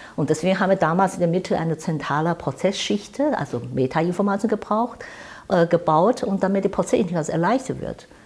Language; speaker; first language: German; non-native, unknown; Chinese